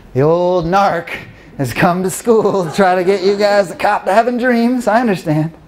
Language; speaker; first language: English; native; English